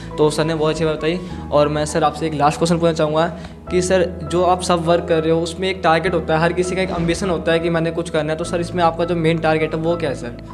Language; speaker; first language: Hindi; native; Hindi